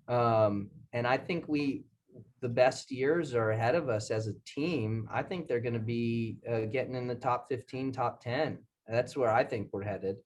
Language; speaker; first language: English; native; English